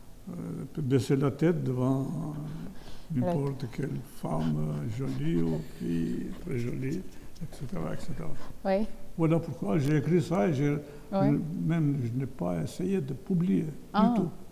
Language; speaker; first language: French; non-native, fluent; Albanian